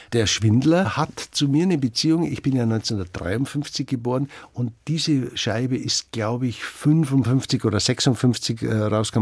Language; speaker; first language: German; native; German